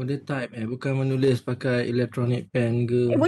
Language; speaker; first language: Malay; native; Malay